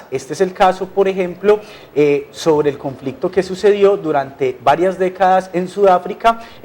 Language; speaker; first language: Spanish; native; Spanish